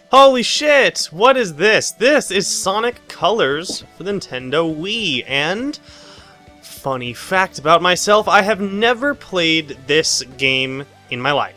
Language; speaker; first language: English; native; English